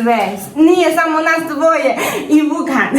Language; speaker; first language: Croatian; non-native, learner; Chinese